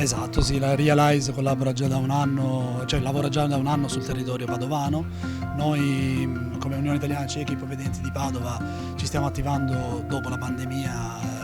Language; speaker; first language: Italian; native; Italian